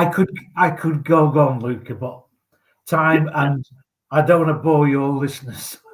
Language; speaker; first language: English; native; English